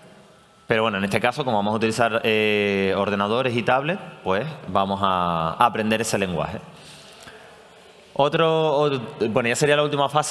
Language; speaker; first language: Spanish; native; Spanish